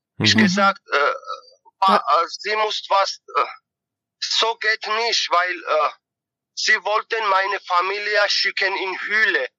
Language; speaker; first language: German; non-native, learner; Georgian